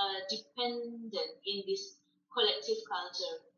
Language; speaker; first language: English; non-native, fluent; Malay